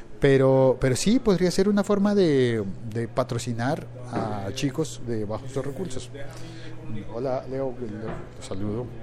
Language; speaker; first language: Spanish; native; Spanish